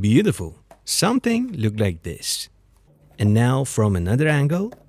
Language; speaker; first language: English; non-native, fluent; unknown